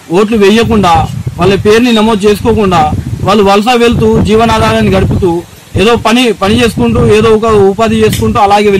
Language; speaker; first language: Telugu; non-native, local second language; Lambadi